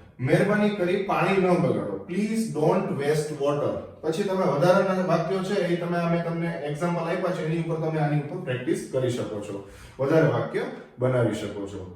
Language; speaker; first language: Gujarati; native; Gujarati